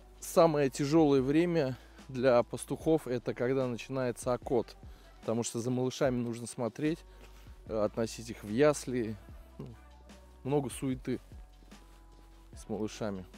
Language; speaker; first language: Russian; native; Russian